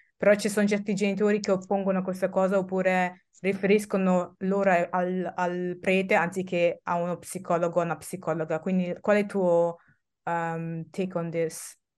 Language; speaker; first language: Italian; early bilingual, other home language; English